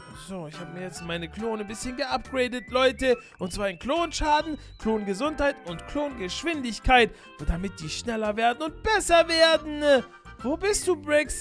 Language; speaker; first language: German; native; German